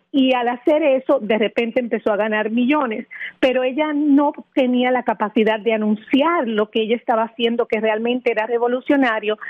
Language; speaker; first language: Spanish; native; Spanish